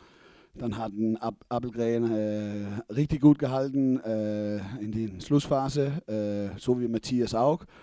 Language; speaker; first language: German; non-native, fluent; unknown